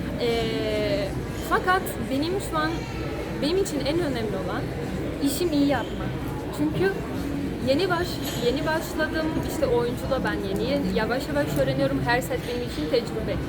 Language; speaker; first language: Turkish; non-native, fluent; Portuguese